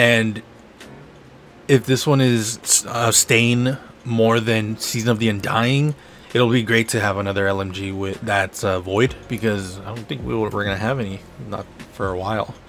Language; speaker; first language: English; native; English